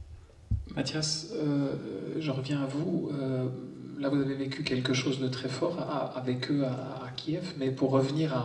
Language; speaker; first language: French; native; French